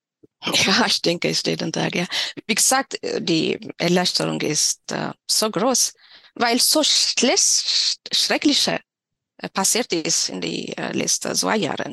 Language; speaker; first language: German; non-native, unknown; Tigrinya